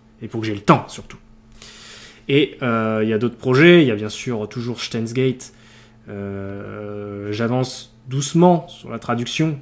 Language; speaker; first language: French; native; French